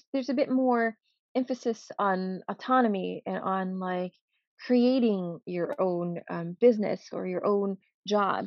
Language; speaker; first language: English; native; English